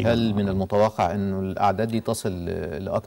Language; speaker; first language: Arabic; native; Arabic